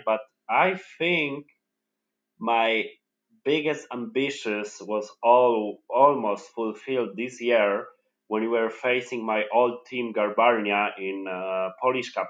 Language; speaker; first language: English; non-native, fluent; Polish